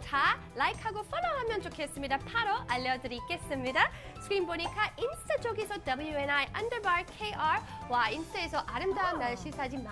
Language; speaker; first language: Korean; non-native, fluent; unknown